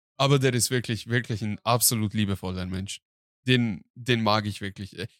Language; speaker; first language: German; non-native, fluent; Hungarian